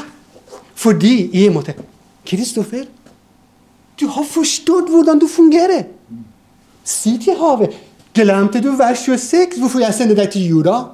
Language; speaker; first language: Norwegian; non-native, fluent; Persian